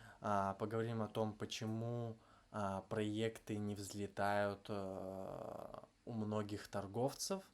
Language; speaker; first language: Russian; native; Russian